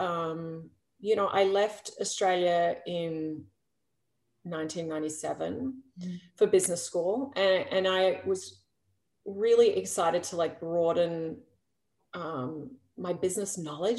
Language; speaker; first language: English; native; English